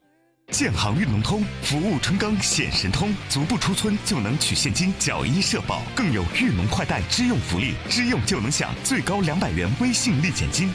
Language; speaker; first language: Chinese; native; Chinese